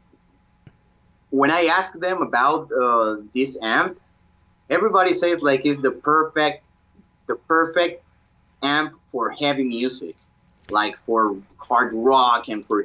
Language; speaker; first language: English; non-native, fluent; Spanish